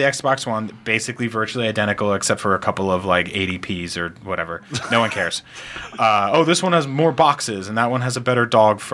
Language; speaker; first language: English; early bilingual, other home language; Italian